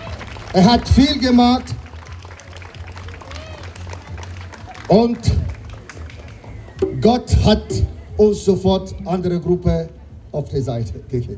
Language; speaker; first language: German; non-native, learner; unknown